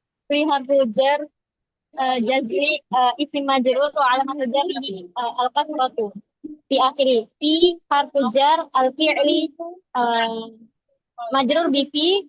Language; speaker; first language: Arabic; non-native, learner; Indonesian